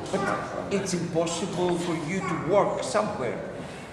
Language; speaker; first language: English; non-native, fluent; Greek